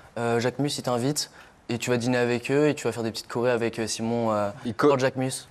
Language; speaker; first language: French; native; French